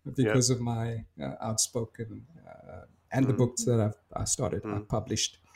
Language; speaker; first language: English; native; English